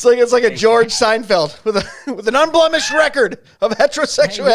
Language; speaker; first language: English; native; English